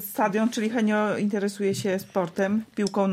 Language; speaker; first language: Polish; native; Polish